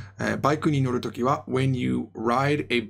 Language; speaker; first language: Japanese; non-native, fluent; English